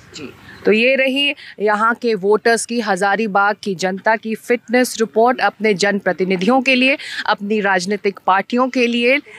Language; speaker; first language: Hindi; native; Hindi